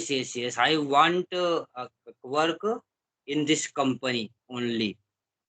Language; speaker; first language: English; non-native, learner; Hindi